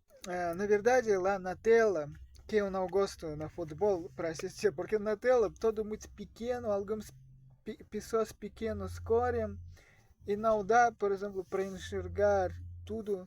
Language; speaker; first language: Portuguese; non-native, learner; Russian